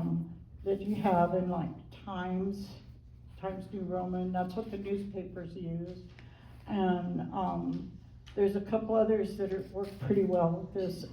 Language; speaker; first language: English; native; English